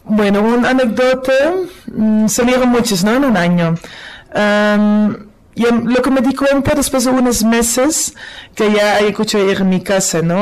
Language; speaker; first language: Spanish; non-native, fluent; Dutch